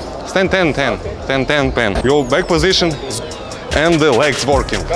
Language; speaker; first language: English; non-native, learner; Russian